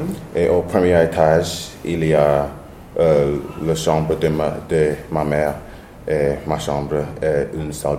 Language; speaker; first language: French; non-native, learner; English